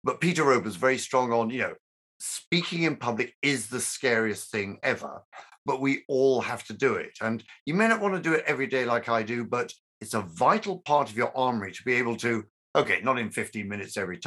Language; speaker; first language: English; native; English